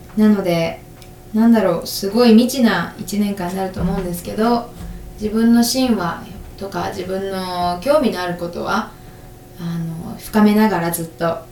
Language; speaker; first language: Japanese; native; Japanese